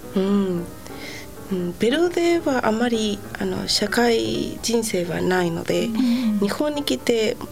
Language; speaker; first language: Japanese; non-native, fluent; Spanish